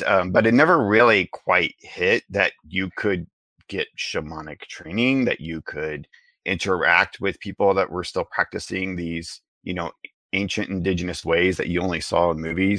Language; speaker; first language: English; native; English